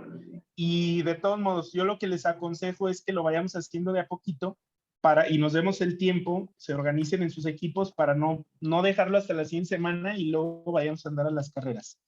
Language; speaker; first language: Spanish; native; Spanish